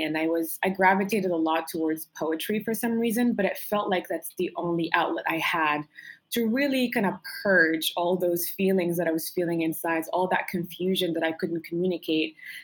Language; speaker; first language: English; non-native, fluent; Arabic